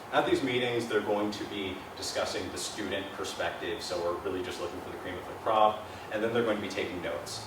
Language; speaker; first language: English; native; English